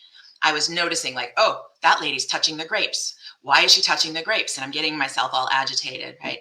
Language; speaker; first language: English; native; English